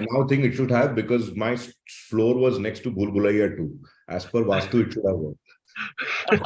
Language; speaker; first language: English; non-native, local second language; Malayalam